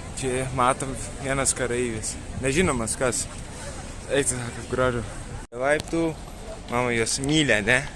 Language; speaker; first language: Lithuanian; early bilingual, heritage; Lithuanian